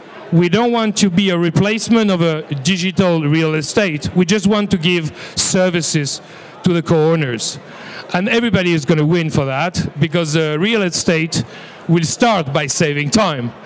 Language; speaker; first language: English; non-native, fluent; French